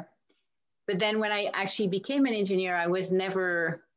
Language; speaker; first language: English; non-native, fluent; French